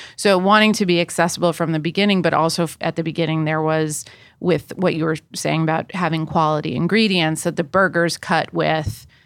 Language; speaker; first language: English; native; English